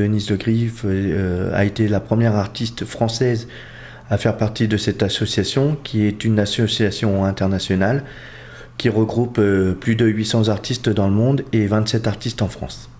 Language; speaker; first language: French; early bilingual, other home language; Portuguese